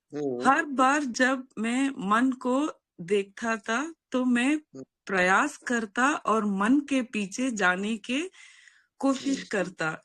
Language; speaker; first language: Hindi; non-native, local second language; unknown